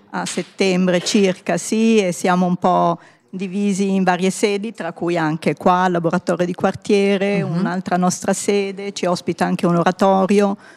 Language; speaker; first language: Italian; native; Italian